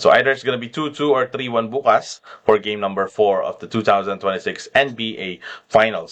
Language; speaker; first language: English; non-native, local second language; Filipino